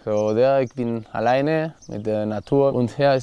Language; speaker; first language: German; non-native, learner; Spanish